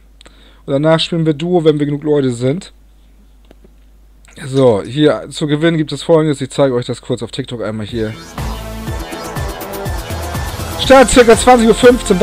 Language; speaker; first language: German; native; German